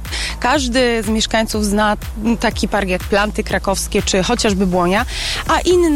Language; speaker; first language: Polish; native; Polish